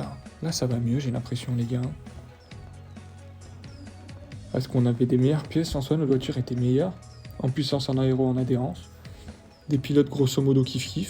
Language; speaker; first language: French; native; French